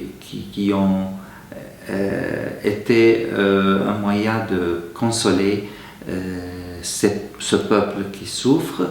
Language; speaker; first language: French; non-native, fluent; Arabic